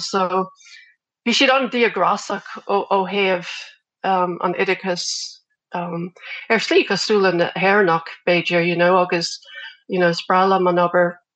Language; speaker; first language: Irish; non-native, local second language; English